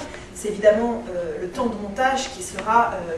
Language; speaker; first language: French; native; French